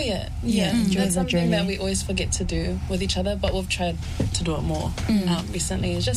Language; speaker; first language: English; native; English